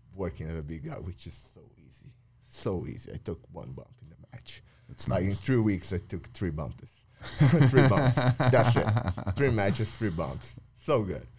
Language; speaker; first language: English; non-native, fluent; Portuguese